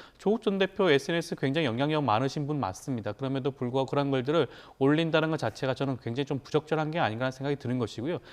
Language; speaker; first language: Korean; native; Korean